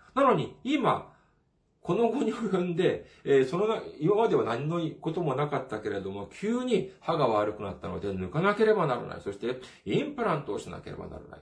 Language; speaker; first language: Japanese; non-native, fluent; Korean